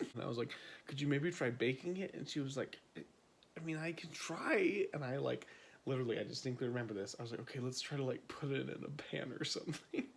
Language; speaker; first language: English; native; English